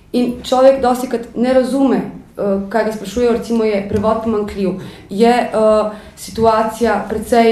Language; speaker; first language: Slovenian; native; Slovenian